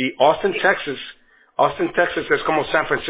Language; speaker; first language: Spanish; early bilingual, heritage; Spanish